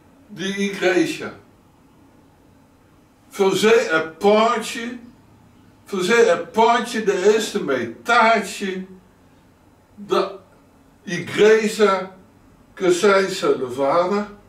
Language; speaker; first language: Portuguese; non-native, learner; Dutch